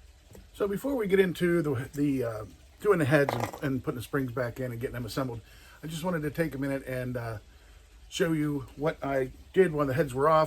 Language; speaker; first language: English; native; English